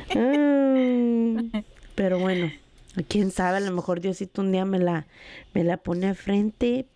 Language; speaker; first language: Spanish; early bilingual, heritage; Spanish